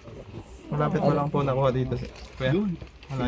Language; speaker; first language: Filipino; native; Filipino